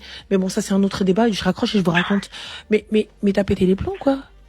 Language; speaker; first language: French; native; French